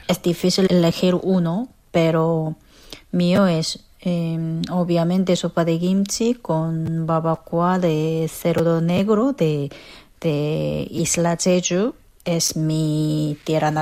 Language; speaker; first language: Spanish; non-native, fluent; Korean